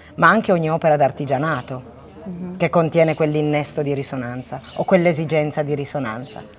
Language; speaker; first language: Italian; non-native, local second language; Occitan